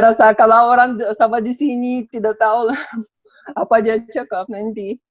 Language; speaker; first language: Malay; non-native, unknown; Russian